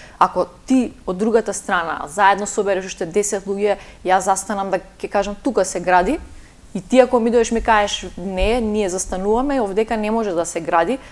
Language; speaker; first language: Macedonian; native; Macedonian